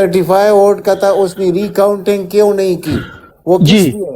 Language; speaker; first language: Urdu; native; Urdu